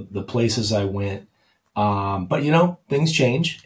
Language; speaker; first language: English; native; English